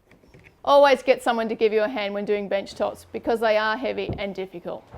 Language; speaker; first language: English; native; English